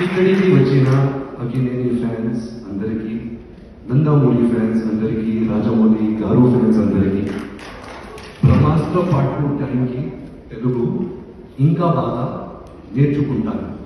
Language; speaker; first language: Telugu; non-native, learner; Hindi